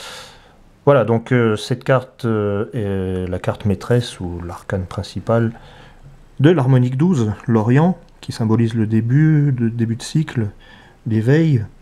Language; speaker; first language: French; native; French